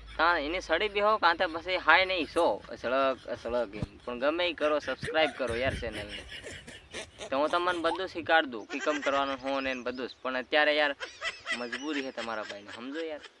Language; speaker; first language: Gujarati; native; Gujarati